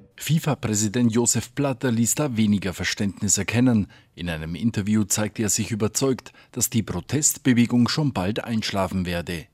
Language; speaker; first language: German; native; German